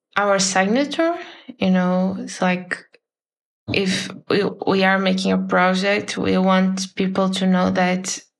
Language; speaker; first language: English; non-native, fluent; Portuguese